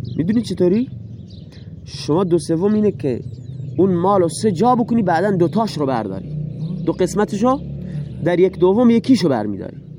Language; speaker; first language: Persian; non-native, local second language; Baluchi